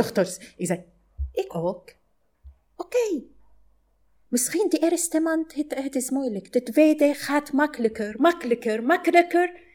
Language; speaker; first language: Dutch; non-native, learner; Arabic